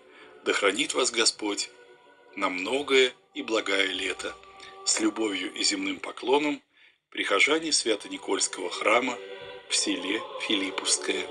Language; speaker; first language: Russian; native; Russian